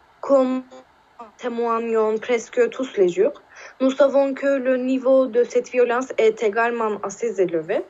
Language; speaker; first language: French; non-native, learner; Turkish